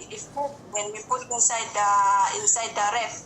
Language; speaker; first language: English; non-native, learner; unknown